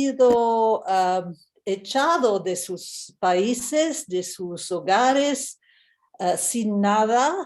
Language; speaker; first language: Spanish; non-native, fluent; English